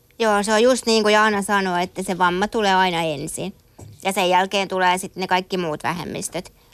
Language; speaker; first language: Finnish; native; Finnish